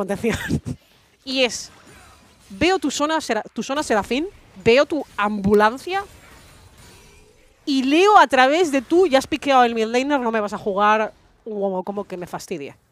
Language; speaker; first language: Spanish; native; Spanish